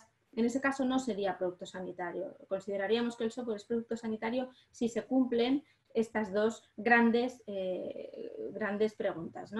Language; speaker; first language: Spanish; native; Spanish